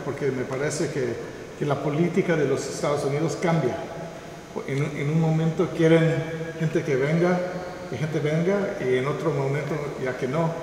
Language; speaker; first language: Spanish; non-native, fluent; English